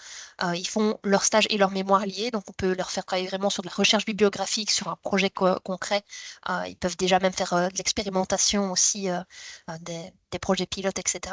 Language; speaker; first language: French; native; French